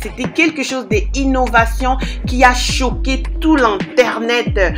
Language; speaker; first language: French; non-native, local second language; Lingala